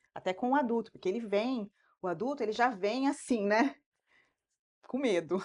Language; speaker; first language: Portuguese; native; Portuguese